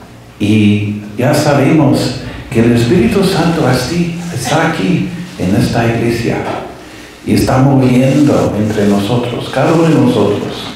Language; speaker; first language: Spanish; non-native, fluent; English